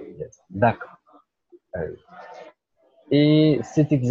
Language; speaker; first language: French; non-native, learner; Portuguese